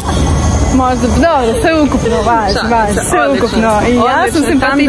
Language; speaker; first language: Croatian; non-native, fluent; Russian